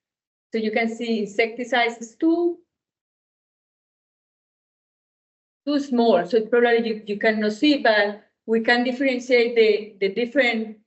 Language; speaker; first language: English; non-native, learner; Italian